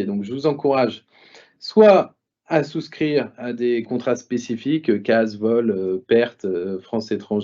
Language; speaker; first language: French; native; French